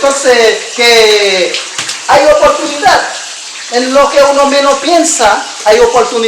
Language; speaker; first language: Spanish; non-native, learner; Haitian Creole